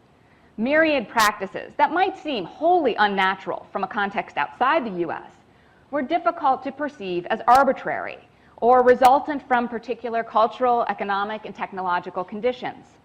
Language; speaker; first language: English; native; English